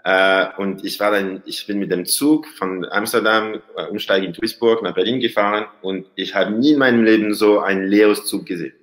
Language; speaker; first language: German; non-native, learner; French